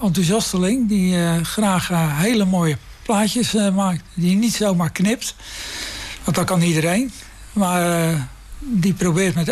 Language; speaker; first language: Dutch; native; Dutch